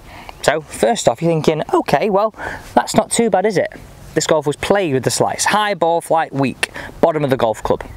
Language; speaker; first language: English; native; English